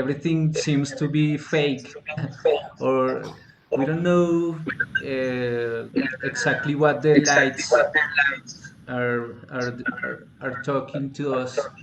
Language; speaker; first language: English; non-native, fluent; Spanish